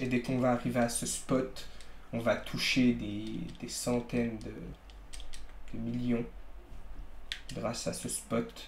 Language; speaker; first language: French; native; French